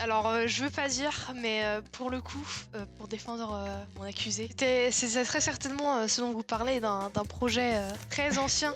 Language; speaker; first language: French; native; French